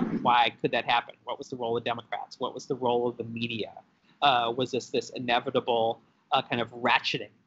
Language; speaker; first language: English; native; English